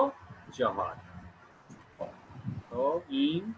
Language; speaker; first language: Persian; non-native, fluent; Urdu